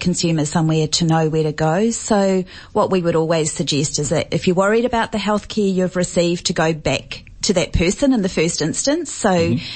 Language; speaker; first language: English; native; English